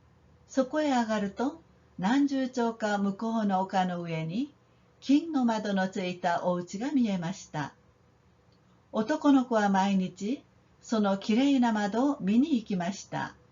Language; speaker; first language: Japanese; non-native, fluent; Korean